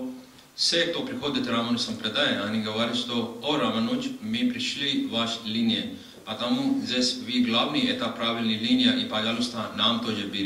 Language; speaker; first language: Russian; non-native, learner; Hindi